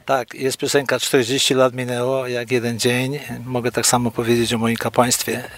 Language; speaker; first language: Polish; native; Polish